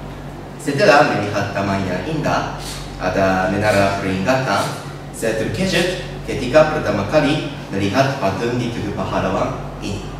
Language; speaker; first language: Indonesian; non-native, learner; Japanese